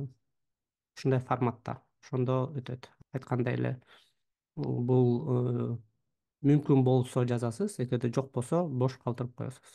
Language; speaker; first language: Kyrgyz; native; Kyrgyz